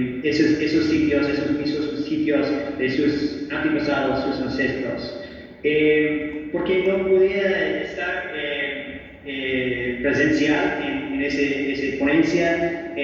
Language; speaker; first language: Spanish; non-native, fluent; English